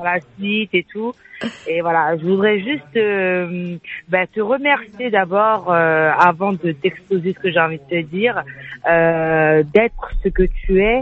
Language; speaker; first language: French; native; French